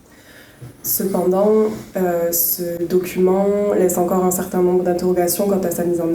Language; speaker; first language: French; native; French